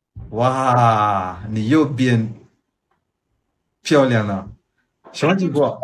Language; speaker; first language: Chinese; non-native, fluent; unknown